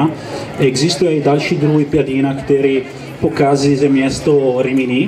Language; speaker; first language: Czech; non-native, learner; Italian